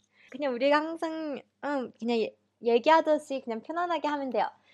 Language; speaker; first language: Korean; early bilingual, heritage; Korean